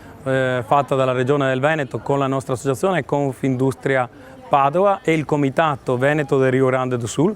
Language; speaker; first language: Italian; native; Italian